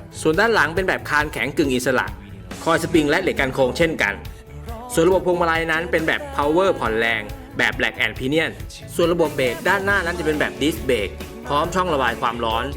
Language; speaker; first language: Thai; native; Thai